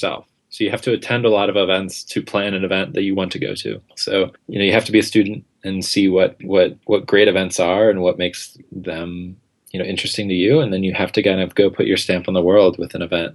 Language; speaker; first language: English; native; English